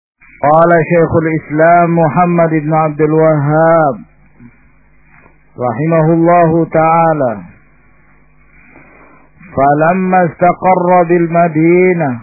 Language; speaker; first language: Arabic; non-native, fluent; Indonesian